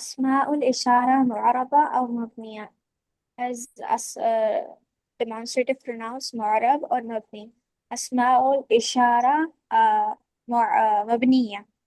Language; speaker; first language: Arabic; non-native, learner; Urdu